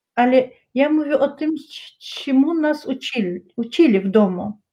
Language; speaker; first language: Polish; non-native, learner; Russian